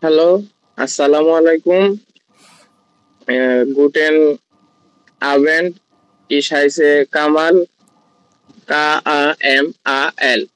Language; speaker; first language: German; non-native, learner; Bangla